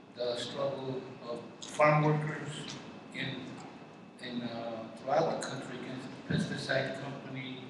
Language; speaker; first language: English; native; English